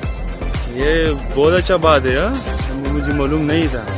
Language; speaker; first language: Hindi; non-native, fluent; Pashto